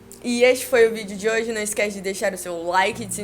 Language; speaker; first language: Portuguese; native; Portuguese